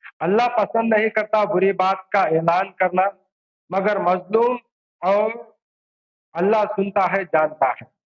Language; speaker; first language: Urdu; non-native, local second language; Tamil